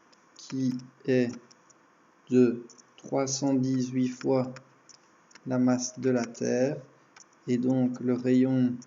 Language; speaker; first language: French; native; French